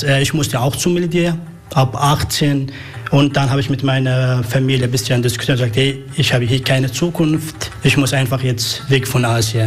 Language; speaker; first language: German; non-native, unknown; Arabic